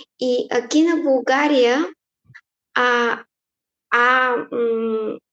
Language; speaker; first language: Portuguese; non-native, fluent; Bulgarian